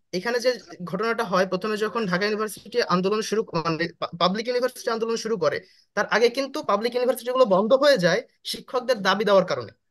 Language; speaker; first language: Bangla; native; Bangla